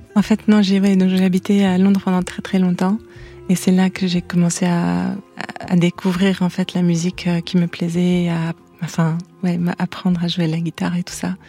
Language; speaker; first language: French; non-native, local second language; Arabic